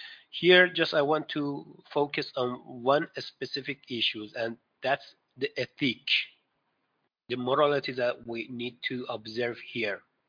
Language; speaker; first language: English; non-native, fluent; Persian